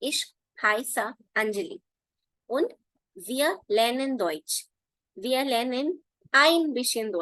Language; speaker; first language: German; non-native, fluent; Hindi